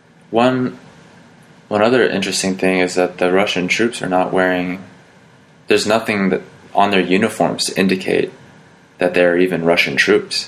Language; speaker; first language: English; native; English